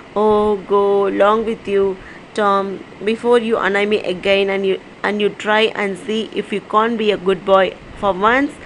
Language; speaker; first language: English; non-native, local second language; Tamil